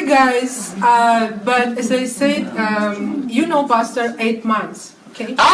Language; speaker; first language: English; non-native, learner; Russian